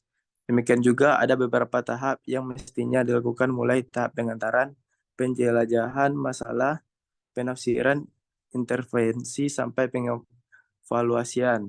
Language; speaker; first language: Indonesian; native; Indonesian